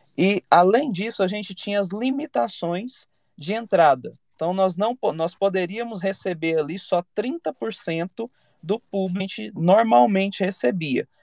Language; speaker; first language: Portuguese; native; Portuguese